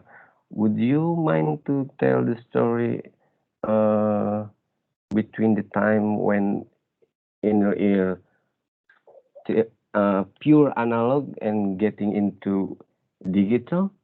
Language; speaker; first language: English; non-native, learner; Indonesian